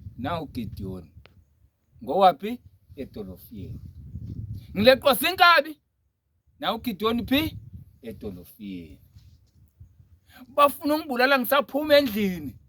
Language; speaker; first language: Zulu; non-native, local second language; Xhosa